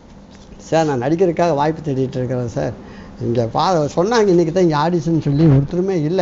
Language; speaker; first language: Tamil; native; Tamil